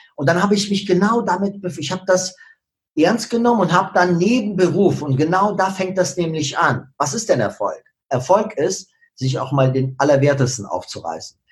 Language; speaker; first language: German; early bilingual, other home language; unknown